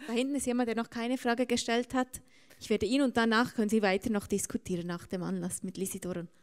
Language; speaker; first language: German; native; German